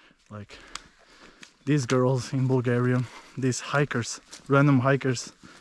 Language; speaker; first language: English; non-native, fluent; Portuguese